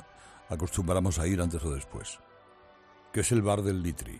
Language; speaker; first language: Spanish; native; Spanish